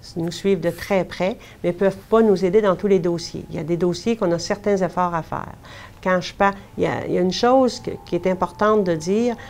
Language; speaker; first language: French; native; French